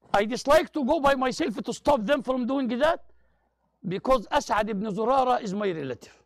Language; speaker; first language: English; non-native, fluent; Arabic